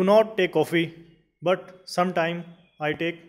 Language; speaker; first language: English; non-native, learner; Hindi